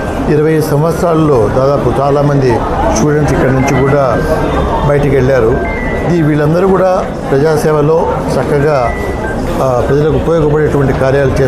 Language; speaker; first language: Telugu; native; Telugu